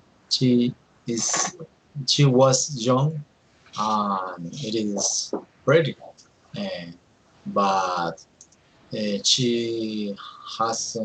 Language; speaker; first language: English; non-native, learner; Spanish